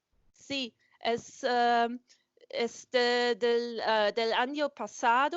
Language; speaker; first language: Spanish; non-native, learner; German